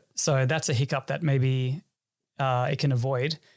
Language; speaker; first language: English; native; English